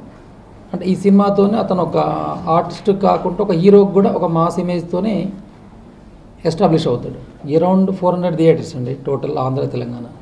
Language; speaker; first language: Telugu; native; Telugu